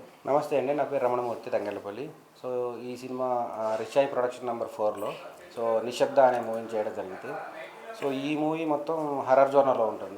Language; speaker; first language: Telugu; native; Telugu